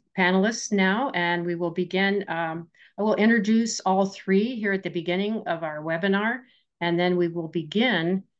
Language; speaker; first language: English; native; English